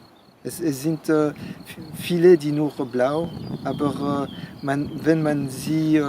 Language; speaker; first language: German; non-native, fluent; French